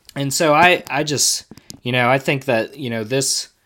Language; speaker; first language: English; native; English